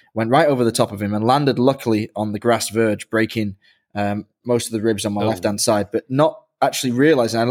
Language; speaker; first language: English; native; English